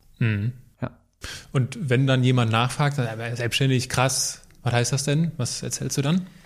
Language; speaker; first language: German; native; German